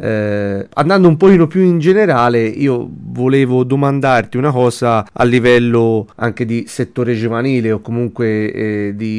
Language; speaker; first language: Italian; native; Italian